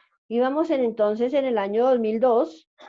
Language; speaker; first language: Spanish; native; Spanish